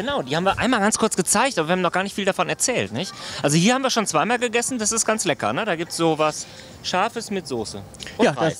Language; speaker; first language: German; native; German